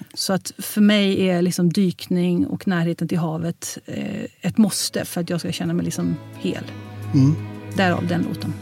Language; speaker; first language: Swedish; early bilingual, heritage; Swedish